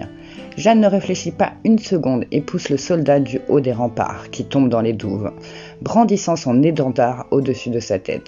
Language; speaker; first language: French; native; French